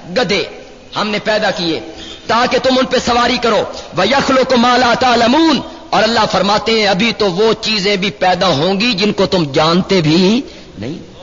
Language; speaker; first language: Urdu; non-native, local second language; Punjabi